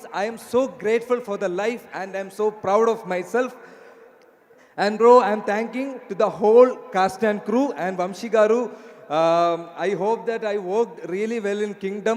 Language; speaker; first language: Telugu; non-native, learner; Malayalam